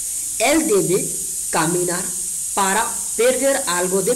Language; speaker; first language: Spanish; non-native, fluent; Hindi